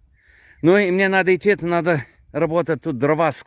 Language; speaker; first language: Russian; non-native, learner; English